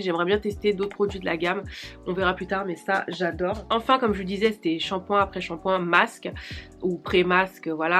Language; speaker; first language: French; native; French